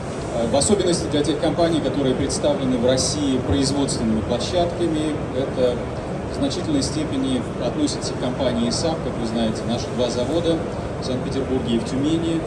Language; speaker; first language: Russian; native; Russian